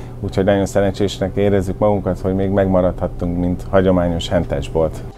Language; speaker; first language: Hungarian; early bilingual, heritage; Hungarian